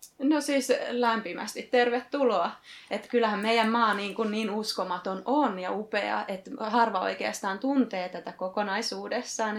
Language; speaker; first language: Finnish; early bilingual, other home language; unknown